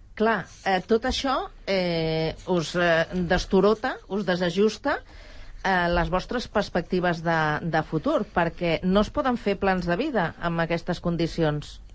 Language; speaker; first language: Catalan; native; Catalan